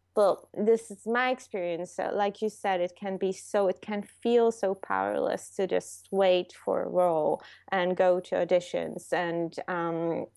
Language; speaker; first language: English; non-native, fluent; Hebrew